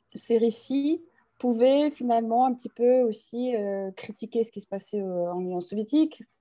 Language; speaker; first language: French; non-native, fluent; Russian